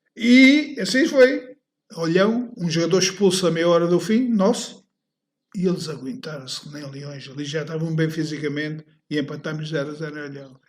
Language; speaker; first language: Portuguese; native; Portuguese